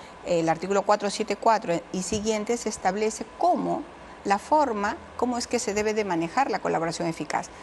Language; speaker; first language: Spanish; native; Spanish